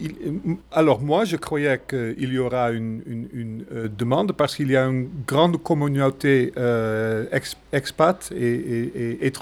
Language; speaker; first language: French; non-native, fluent; Dutch